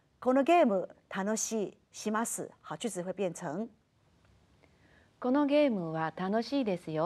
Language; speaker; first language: Japanese; non-native, fluent; Chinese